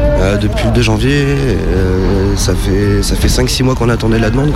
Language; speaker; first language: French; native; French